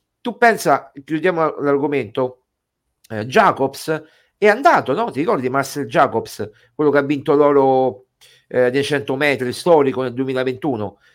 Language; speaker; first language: Italian; native; Italian